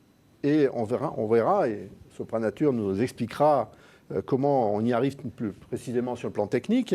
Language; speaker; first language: French; native; French